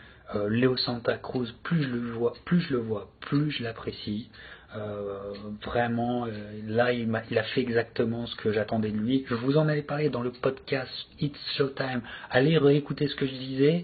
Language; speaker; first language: French; native; French